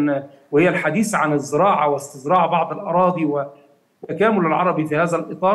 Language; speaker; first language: Arabic; native; Arabic